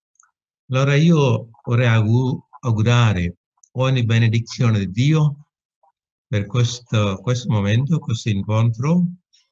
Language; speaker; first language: Italian; non-native, fluent; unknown